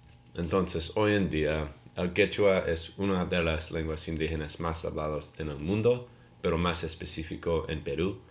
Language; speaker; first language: Spanish; non-native, learner; English